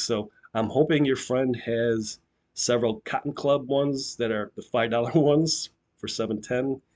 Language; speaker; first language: English; native; English